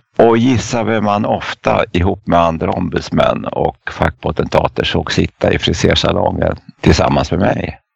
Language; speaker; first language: Swedish; native; Swedish